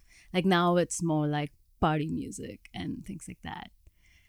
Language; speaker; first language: English; non-native, local second language; Hindi